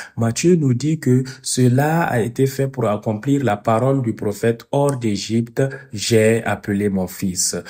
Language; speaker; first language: French; non-native, fluent; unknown